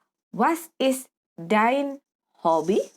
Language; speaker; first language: German; non-native, fluent; Indonesian